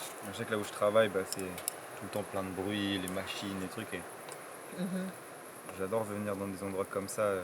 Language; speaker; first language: French; native; French